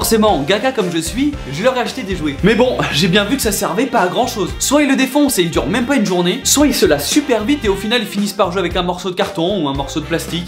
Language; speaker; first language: French; native; French